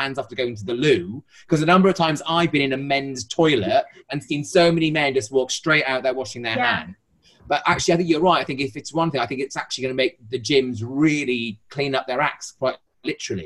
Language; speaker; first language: English; native; English